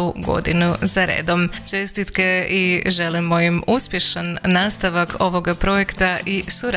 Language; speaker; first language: Croatian; native; Croatian